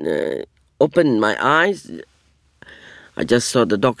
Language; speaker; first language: English; non-native, learner; Persian